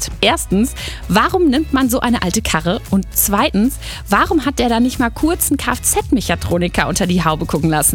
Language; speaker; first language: German; native; German